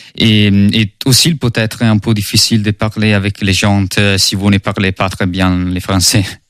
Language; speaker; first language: French; non-native, learner; Italian